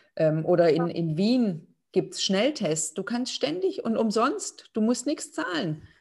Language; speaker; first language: German; non-native, fluent; Lithuanian